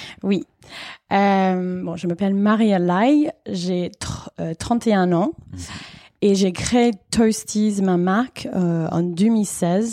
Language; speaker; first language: French; non-native, fluent; English